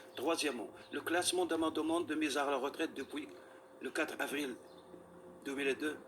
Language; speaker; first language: French; non-native, local second language; Arabic